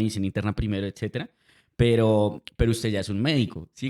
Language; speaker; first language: Spanish; native; Spanish